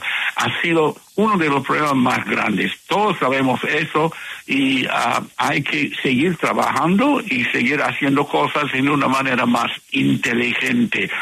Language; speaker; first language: Spanish; non-native, fluent; English